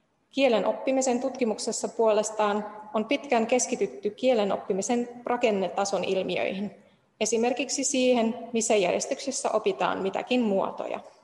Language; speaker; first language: Finnish; non-native, fluent; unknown